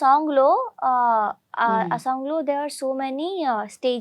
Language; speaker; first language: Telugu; non-native, learner; Hindi